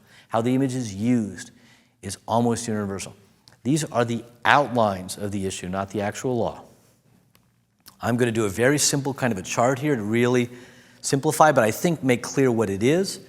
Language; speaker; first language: English; native; English